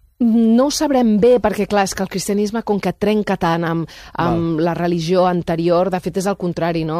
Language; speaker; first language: Catalan; native; Catalan